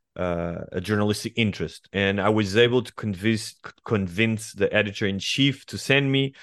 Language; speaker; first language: English; non-native, fluent; Portuguese